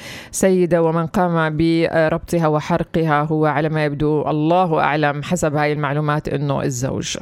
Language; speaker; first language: Arabic; native; Arabic